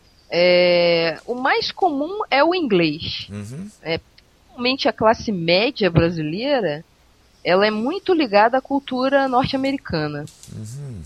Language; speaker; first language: Portuguese; native; Portuguese